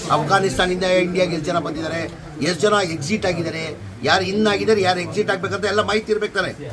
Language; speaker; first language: Kannada; non-native, local second language; Urdu